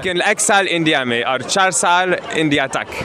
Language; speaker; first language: Hindi; non-native, learner; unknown